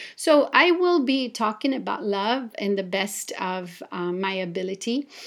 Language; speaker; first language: English; non-native, fluent; Italian